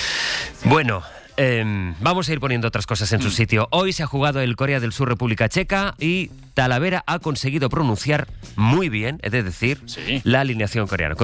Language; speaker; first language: Spanish; native; Spanish